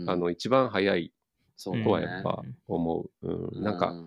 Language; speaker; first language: Japanese; early bilingual, other home language; Turkish